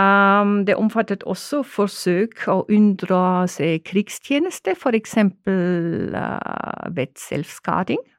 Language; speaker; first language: Norwegian; non-native, fluent; German